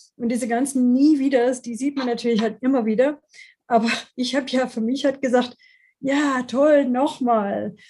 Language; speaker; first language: German; non-native, fluent; English